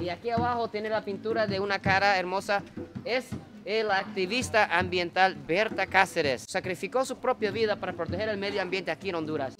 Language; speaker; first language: Spanish; non-native, fluent; Japanese